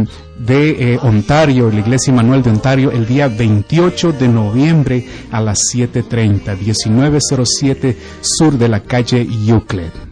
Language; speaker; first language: Spanish; native; Spanish